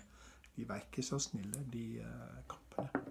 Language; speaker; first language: Norwegian; non-native, fluent; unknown